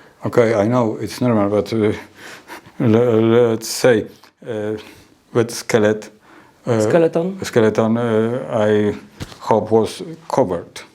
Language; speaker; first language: English; non-native, learner; Polish